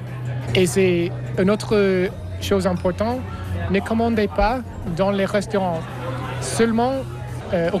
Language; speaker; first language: French; non-native, learner; English